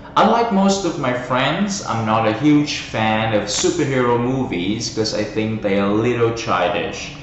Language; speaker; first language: English; non-native, fluent; Vietnamese